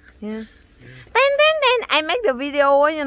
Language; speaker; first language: English; non-native, learner; Vietnamese